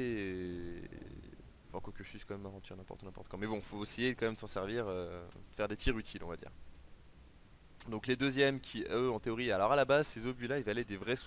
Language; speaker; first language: French; native; French